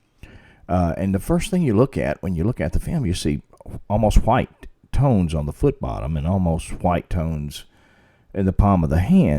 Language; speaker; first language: English; native; English